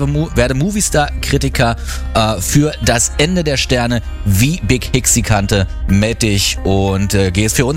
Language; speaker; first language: German; native; German